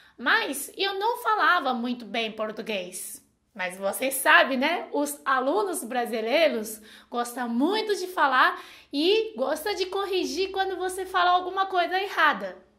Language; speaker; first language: Portuguese; non-native, fluent; Chinese